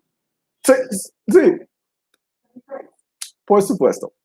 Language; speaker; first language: Spanish; non-native, learner; English